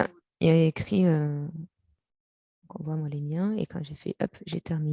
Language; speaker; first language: French; native; French